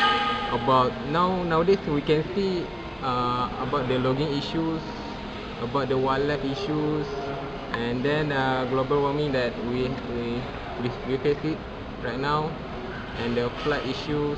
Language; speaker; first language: English; non-native, local second language; Malay